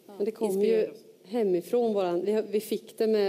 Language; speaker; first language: Swedish; native; Swedish